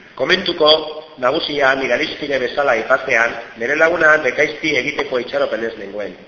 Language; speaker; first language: Basque; non-native, fluent; Finnish